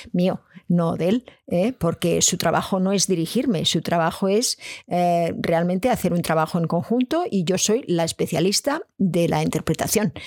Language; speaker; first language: Spanish; native; Spanish